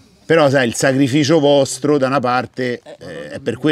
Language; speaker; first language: Italian; native; Italian